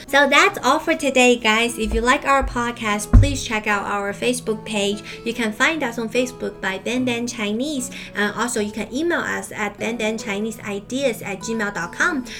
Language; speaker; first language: English; non-native, fluent; Chinese